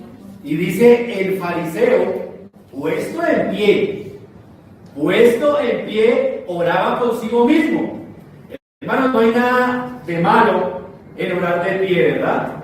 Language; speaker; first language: Spanish; native; Spanish